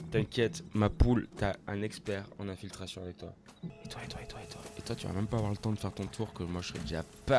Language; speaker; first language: French; native; French